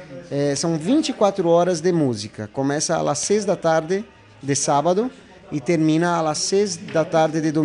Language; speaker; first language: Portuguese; non-native, learner; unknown